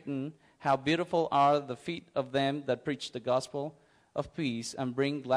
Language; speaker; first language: English; non-native, fluent; Spanish